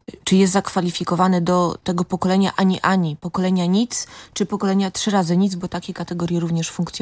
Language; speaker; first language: Polish; native; Polish